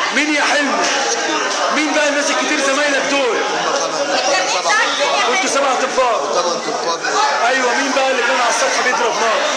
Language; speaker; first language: Arabic; native; Arabic